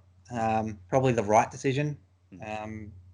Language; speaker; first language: English; native; English